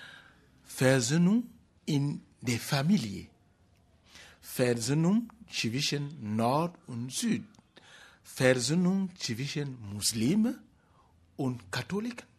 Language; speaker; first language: German; non-native, fluent; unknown